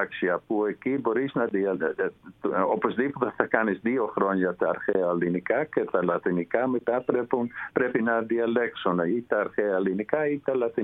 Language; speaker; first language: Greek; non-native, fluent; Dutch